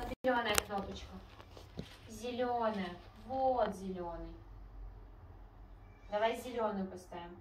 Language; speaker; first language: Russian; native; Russian